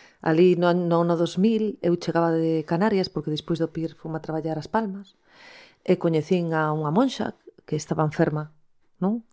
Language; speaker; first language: Galician; non-native, local second language; Spanish